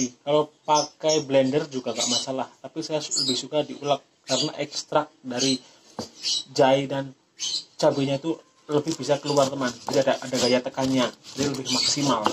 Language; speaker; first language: Indonesian; native; Indonesian